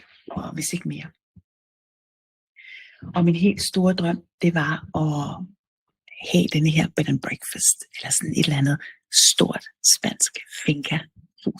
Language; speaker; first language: Danish; native; Danish